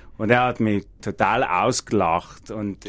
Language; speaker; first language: German; non-native, learner; English